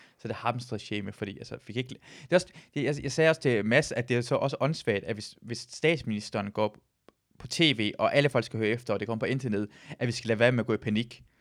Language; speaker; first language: Danish; early bilingual, other home language; Persian